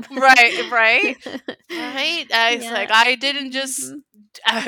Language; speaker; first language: English; non-native, fluent; Spanish